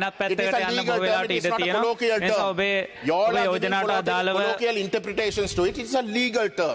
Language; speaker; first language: English; non-native, local second language; Tamil